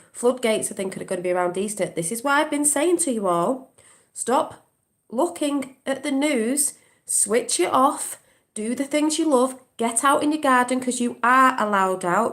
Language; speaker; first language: English; native; English